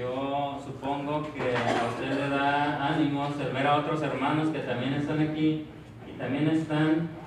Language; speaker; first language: Spanish; native; Spanish